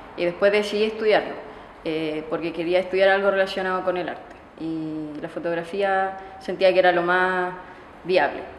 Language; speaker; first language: Spanish; native; Spanish